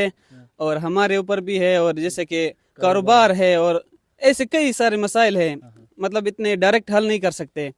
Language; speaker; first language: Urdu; early bilingual, heritage; Urdu